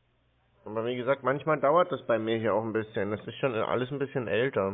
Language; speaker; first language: German; native; German